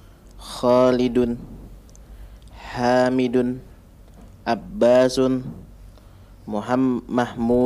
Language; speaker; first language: Arabic; non-native, learner; Indonesian